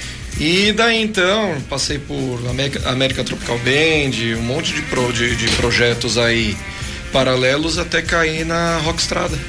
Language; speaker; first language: Portuguese; native; Portuguese